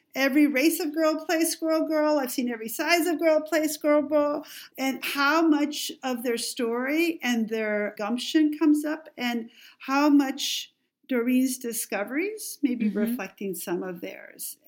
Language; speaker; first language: English; non-native, fluent; Spanish